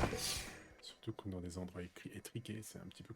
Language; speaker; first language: French; native; French